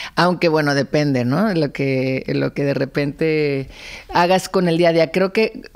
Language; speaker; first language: Spanish; native; Spanish